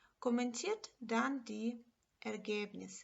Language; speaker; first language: German; non-native, fluent; Ukrainian